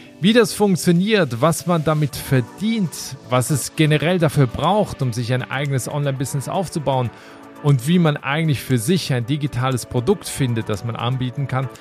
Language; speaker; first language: German; native; German